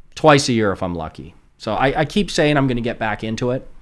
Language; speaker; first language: English; native; English